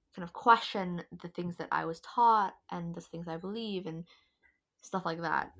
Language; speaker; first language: English; non-native, fluent; Indonesian